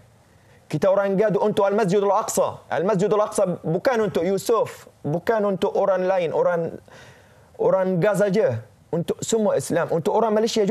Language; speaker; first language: Indonesian; non-native, fluent; Arabic